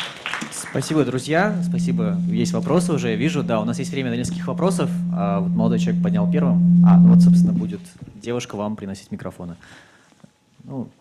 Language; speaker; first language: Russian; native; Russian